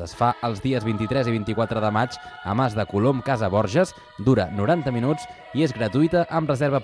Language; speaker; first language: Catalan; native; Catalan